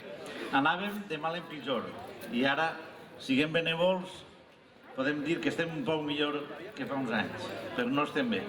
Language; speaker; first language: Catalan; native; Catalan